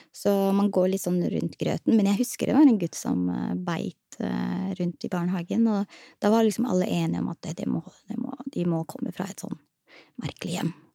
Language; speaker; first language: Norwegian; early bilingual, other home language; Somali